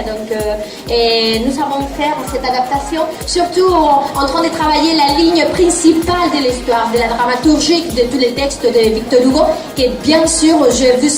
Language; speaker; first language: French; non-native, fluent; Spanish